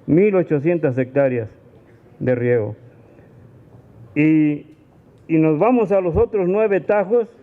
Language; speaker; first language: Spanish; native; Spanish